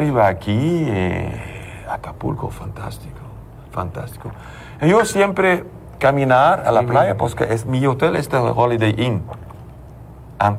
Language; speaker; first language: Spanish; non-native, learner; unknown